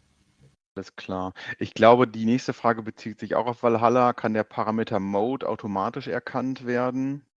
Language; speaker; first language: German; native; German